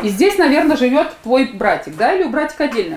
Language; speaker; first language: Russian; native; Russian